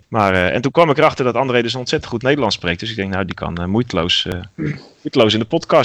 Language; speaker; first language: Dutch; native; Dutch